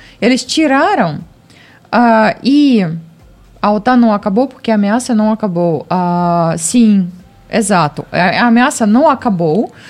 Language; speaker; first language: Portuguese; non-native, fluent; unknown